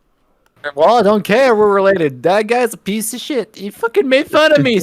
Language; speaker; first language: English; native; English